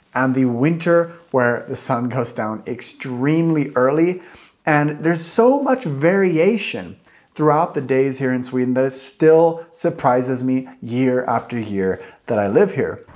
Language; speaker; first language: English; native; English